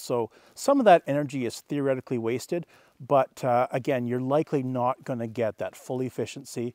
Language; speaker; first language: English; native; English